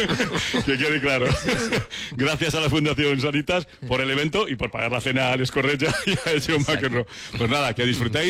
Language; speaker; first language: Spanish; native; Spanish